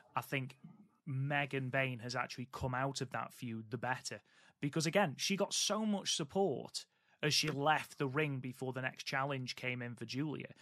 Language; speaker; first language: English; native; English